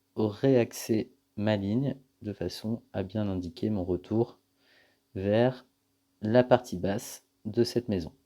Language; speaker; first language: French; native; French